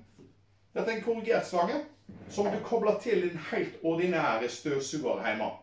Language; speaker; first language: Norwegian; native; Norwegian